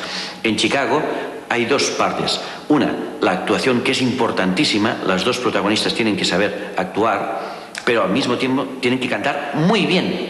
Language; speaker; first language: Spanish; native; Spanish